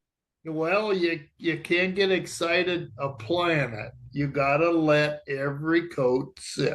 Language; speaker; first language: English; native; English